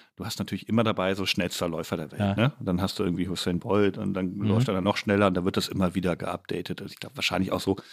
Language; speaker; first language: German; native; German